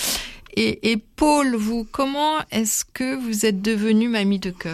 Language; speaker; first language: French; native; French